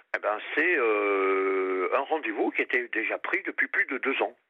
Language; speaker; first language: French; native; French